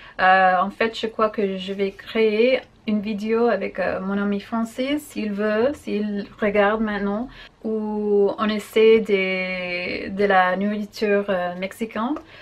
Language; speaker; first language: French; non-native, learner; English